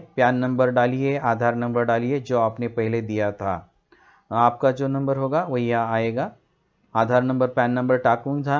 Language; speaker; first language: Hindi; non-native, local second language; Marathi